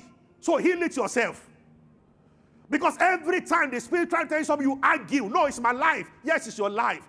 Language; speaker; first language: English; non-native, local second language; Yoruba